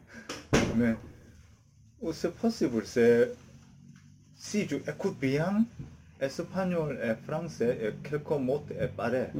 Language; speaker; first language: French; non-native, learner; Korean